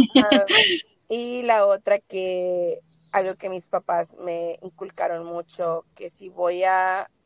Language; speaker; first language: Spanish; early bilingual, heritage; Spanish